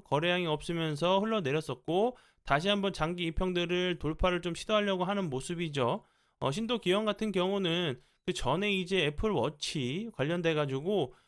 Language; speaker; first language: Korean; native; Korean